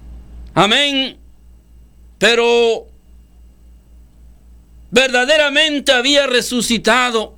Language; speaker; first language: Spanish; native; Spanish